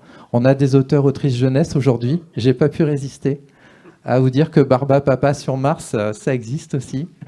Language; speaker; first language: French; native; French